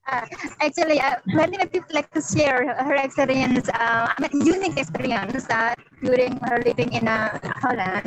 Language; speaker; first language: English; non-native, learner; Indonesian